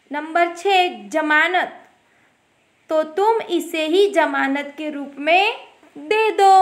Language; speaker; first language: Hindi; non-native, local second language; Gujarati